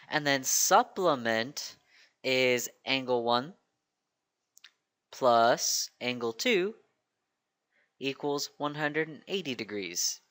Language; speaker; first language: English; native; English